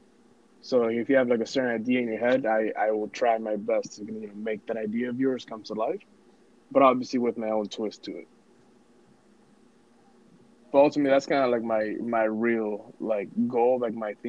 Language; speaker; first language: English; early bilingual, other home language; Spanish